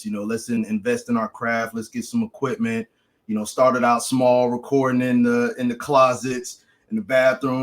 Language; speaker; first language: English; native; English